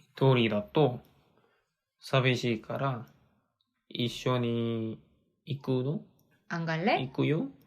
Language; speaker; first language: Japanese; non-native, learner; Korean